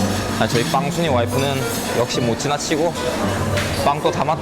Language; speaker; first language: Korean; native; Korean